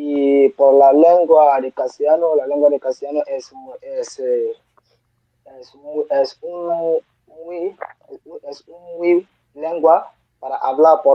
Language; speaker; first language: Spanish; non-native, learner; French